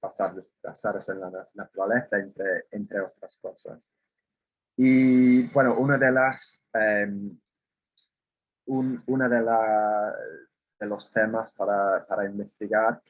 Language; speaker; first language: Spanish; non-native, fluent; English